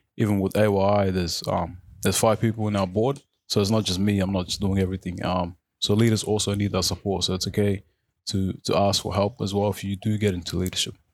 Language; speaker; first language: English; non-native, local second language; Arabic